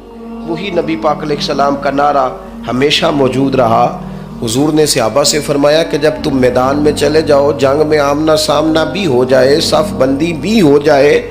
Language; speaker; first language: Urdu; non-native, local second language; Punjabi